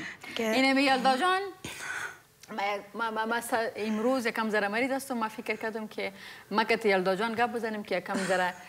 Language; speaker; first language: Persian; non-native, local second language; Pashto